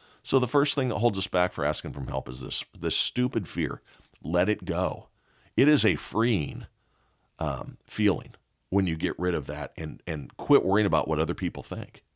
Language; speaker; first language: English; native; English